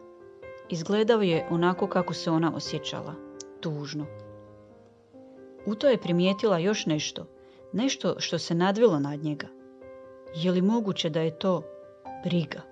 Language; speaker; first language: Croatian; native; Croatian